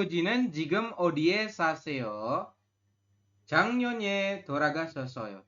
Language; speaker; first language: Korean; non-native, fluent; Indonesian